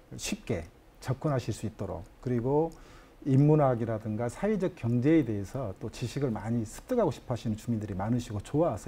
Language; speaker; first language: Korean; native; Korean